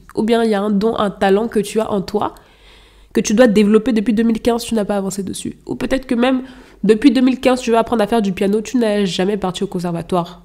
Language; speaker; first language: French; non-native, local second language; Lingala